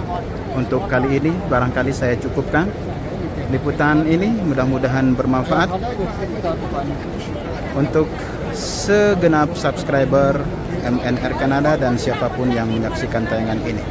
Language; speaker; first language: Indonesian; native; Indonesian